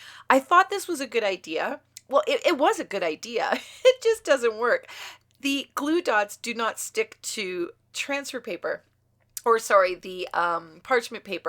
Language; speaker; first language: English; native; English